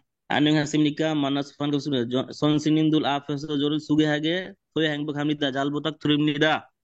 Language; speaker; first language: Korean; non-native, learner; Bangla